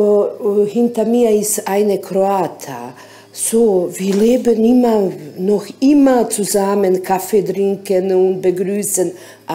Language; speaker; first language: German; non-native, learner; Bosnian